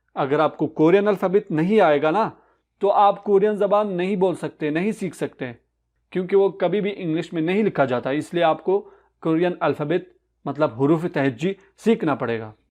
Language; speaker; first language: Urdu; non-native, local second language; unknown